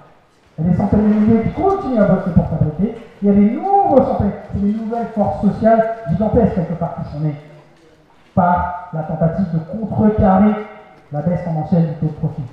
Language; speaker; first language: French; native; French